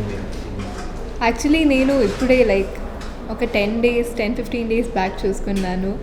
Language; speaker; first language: Telugu; non-native, local second language; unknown